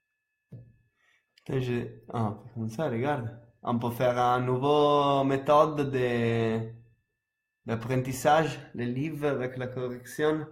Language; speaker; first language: French; non-native, fluent; Italian